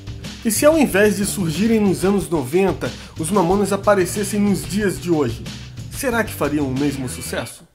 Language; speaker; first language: Portuguese; native; Portuguese